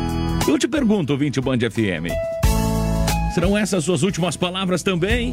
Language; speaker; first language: Portuguese; native; Portuguese